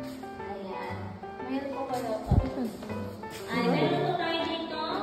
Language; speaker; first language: Filipino; native; Filipino